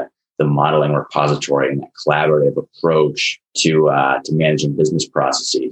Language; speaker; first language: English; native; English